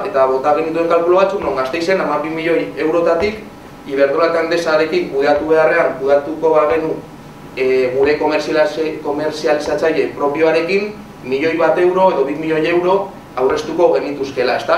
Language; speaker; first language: Basque; non-native, local second language; Spanish